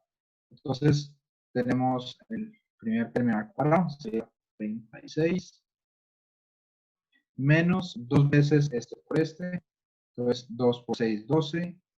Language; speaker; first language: Spanish; native; Spanish